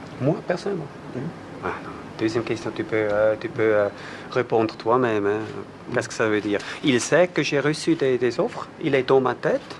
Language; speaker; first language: French; non-native, fluent; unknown